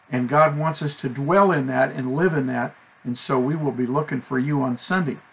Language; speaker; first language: English; native; English